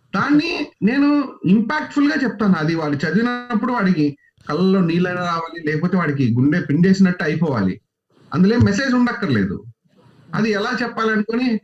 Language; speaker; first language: Telugu; native; Telugu